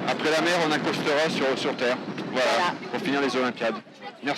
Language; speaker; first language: French; native; French